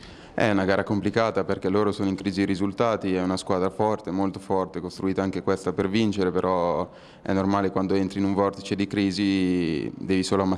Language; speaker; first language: Italian; native; Italian